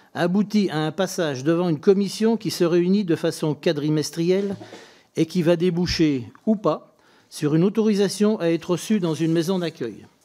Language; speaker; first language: French; native; French